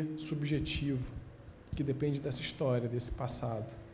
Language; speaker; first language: Portuguese; native; Portuguese